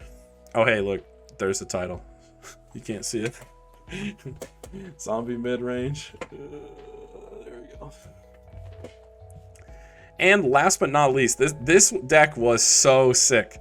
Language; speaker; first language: English; native; English